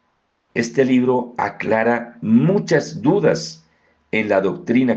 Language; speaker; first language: Spanish; native; Spanish